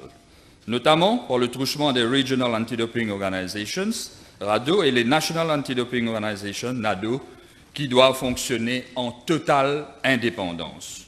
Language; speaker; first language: French; non-native, local second language; Morisyen